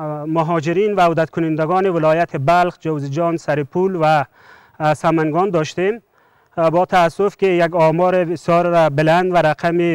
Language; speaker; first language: Persian; native; Persian